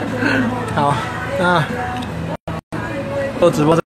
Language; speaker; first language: Chinese; native; Chinese